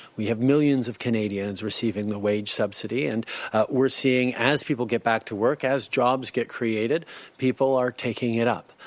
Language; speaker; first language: English; early bilingual, other home language; French